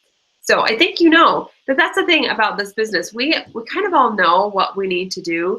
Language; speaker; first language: English; native; English